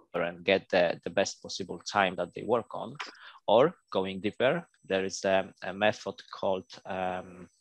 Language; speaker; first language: English; non-native, fluent; Polish